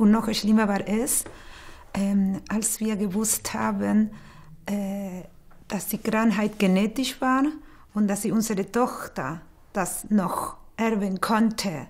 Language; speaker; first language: German; non-native, fluent; Portuguese